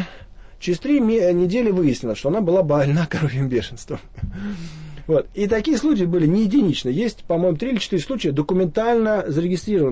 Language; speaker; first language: Russian; native; Russian